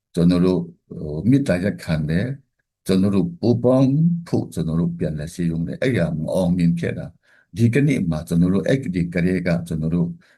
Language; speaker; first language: Burmese; non-native, local second language; Hakha Chin